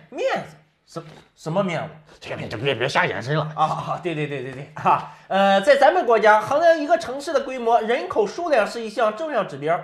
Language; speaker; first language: Chinese; native; Chinese